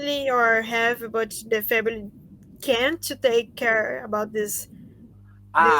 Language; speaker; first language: English; non-native, learner; Portuguese